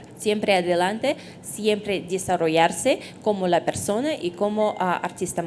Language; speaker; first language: Spanish; non-native, fluent; Russian